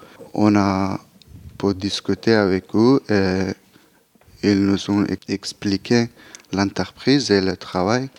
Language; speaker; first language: French; non-native, learner; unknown